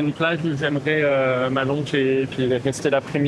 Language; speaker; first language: French; native; French